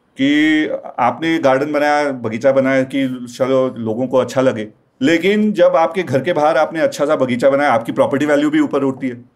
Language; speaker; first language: Hindi; non-native, local second language; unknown